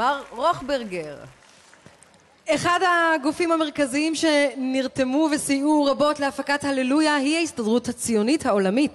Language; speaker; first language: Hebrew; native; Hebrew